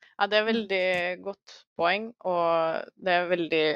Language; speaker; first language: Norwegian; non-native, fluent; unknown